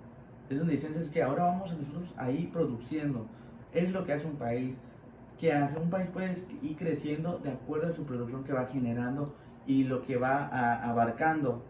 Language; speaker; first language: Spanish; native; Spanish